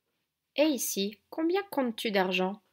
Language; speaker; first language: French; native; French